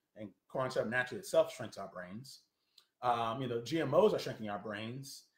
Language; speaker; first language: English; native; English